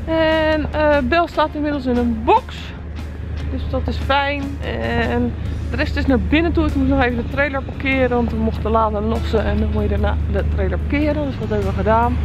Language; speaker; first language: Dutch; native; Dutch